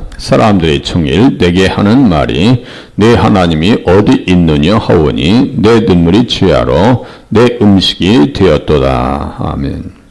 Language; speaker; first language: Korean; native; Korean